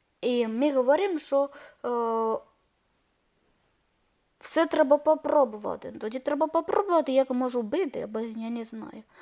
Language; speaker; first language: Ukrainian; non-native, learner; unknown